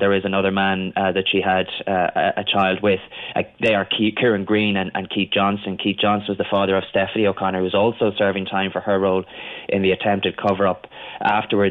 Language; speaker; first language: English; native; English